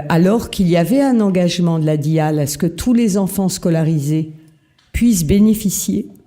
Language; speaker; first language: French; native; French